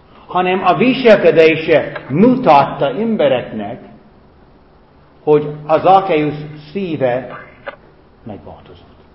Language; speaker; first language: Hungarian; non-native, fluent; English